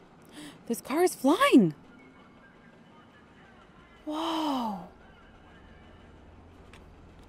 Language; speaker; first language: English; native; English